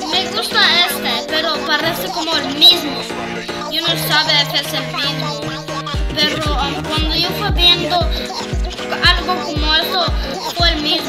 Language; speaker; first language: Spanish; early bilingual, heritage; English